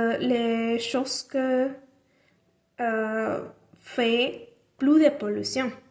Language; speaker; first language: French; non-native, learner; Spanish